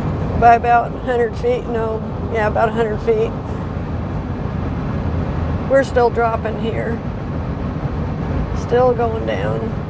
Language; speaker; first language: English; native; English